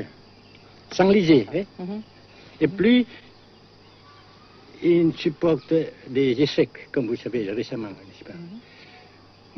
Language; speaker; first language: French; non-native, local second language; Vietnamese